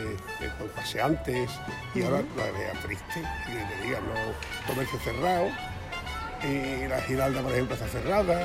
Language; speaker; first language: Spanish; native; Spanish